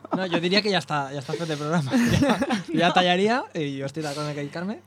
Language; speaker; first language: Spanish; non-native, local second language; Catalan